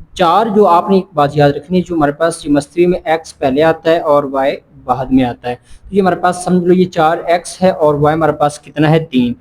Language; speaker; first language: Urdu; non-native, local second language; Punjabi